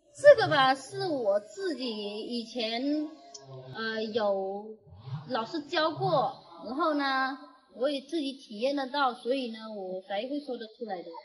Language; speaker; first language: Chinese; non-native, fluent; Vietnamese